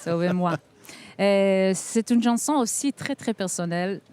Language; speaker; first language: French; non-native, fluent; Hebrew